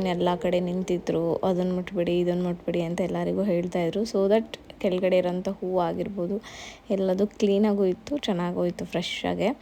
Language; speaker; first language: Kannada; non-native, local second language; Marathi